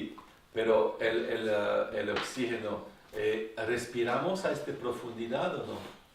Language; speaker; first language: Spanish; non-native, fluent; French